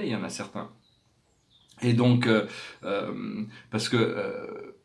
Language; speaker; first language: French; native; French